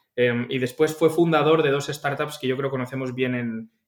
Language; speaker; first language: Spanish; native; Spanish